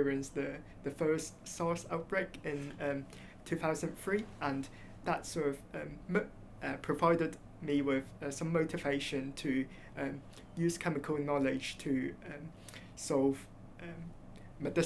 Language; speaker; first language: English; non-native, local second language; Cantonese